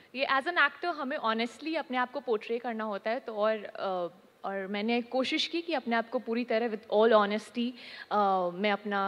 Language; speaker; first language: Hindi; native; Hindi